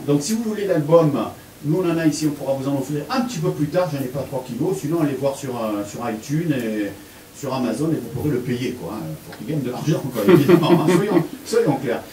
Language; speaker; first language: French; native; French